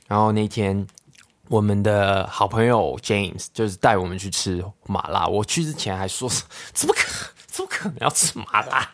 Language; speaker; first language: Chinese; non-native, local second language; Cantonese